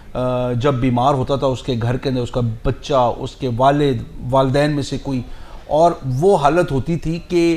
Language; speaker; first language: Urdu; non-native, local second language; Punjabi